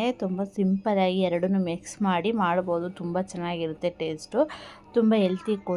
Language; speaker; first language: Kannada; native; Kannada